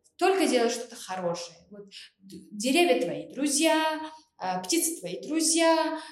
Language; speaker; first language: Russian; non-native, local second language; Uzbek